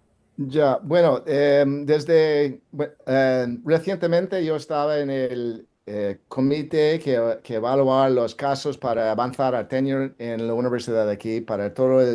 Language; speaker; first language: Spanish; non-native, fluent; English